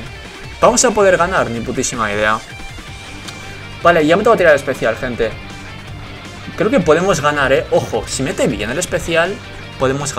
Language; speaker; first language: Spanish; native; Spanish